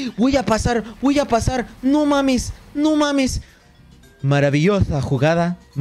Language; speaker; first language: Spanish; early bilingual, heritage; Spanish